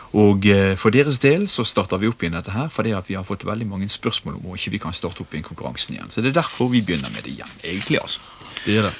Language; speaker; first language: Norwegian; native; Norwegian